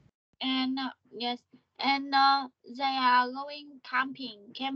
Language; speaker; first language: English; non-native, learner; Vietnamese